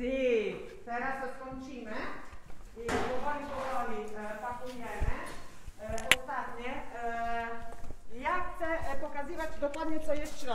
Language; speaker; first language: Polish; non-native, fluent; Italian